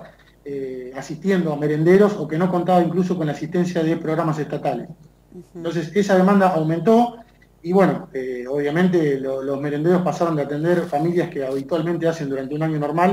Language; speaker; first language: Spanish; native; Spanish